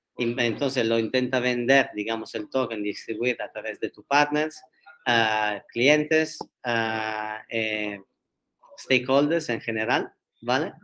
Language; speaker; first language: Spanish; non-native, fluent; Italian